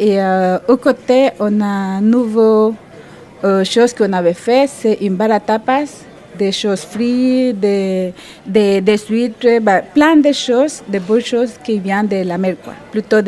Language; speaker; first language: French; non-native, fluent; Spanish